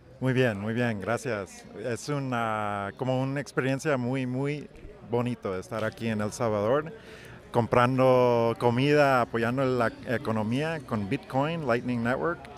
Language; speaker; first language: Spanish; non-native, learner; English